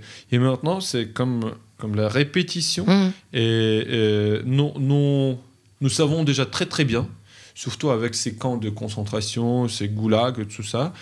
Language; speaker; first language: French; non-native, fluent; Ukrainian